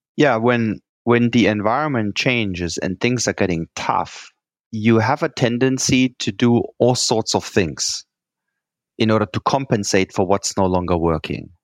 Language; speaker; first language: English; non-native, fluent; German